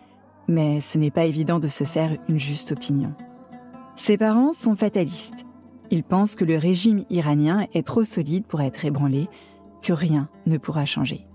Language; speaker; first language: French; native; French